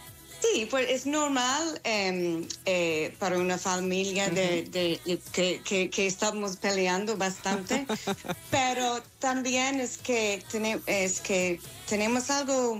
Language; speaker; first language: Spanish; non-native, fluent; English